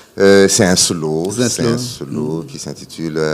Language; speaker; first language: French; non-native, local second language; Malagasy